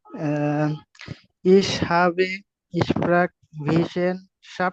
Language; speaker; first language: German; non-native, learner; Bangla